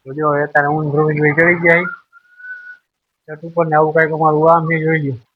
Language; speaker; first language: Gujarati; native; Gujarati